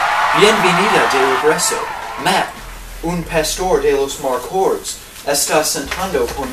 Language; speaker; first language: Spanish; non-native, learner; English